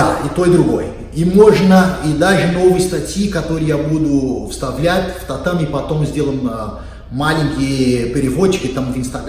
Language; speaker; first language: Russian; non-native, learner; Portuguese